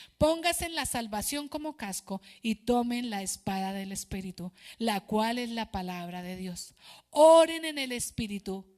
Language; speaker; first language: Spanish; native; Spanish